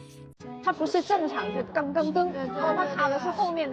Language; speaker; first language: Chinese; native; Chinese